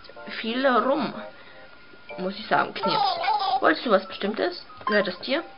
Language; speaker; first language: German; native; German